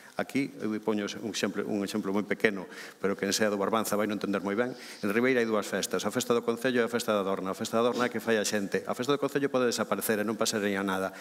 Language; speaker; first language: Galician; native; Galician